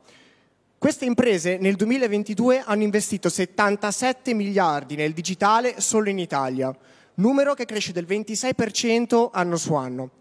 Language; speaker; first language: Italian; native; Italian